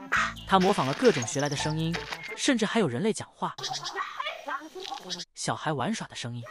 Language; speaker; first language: Chinese; native; Chinese